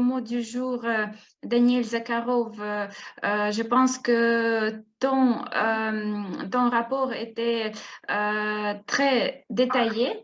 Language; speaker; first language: French; non-native, fluent; Russian